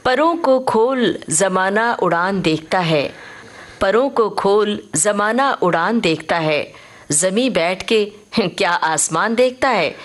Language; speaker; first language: Hindi; native; Hindi